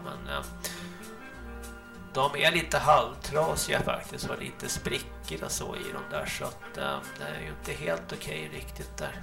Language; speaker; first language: Swedish; native; Swedish